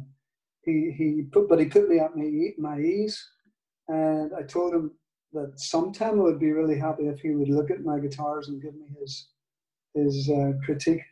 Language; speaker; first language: English; native; English